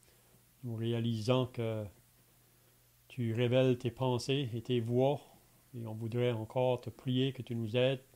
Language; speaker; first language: French; native; French